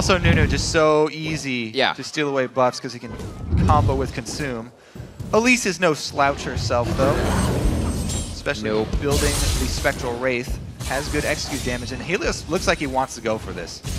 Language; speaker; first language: English; native; English